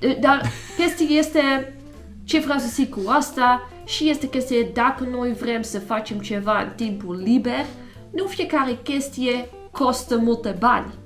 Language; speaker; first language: Romanian; non-native, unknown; Dutch